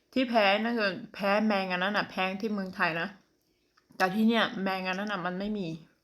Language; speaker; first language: Thai; non-native, local second language; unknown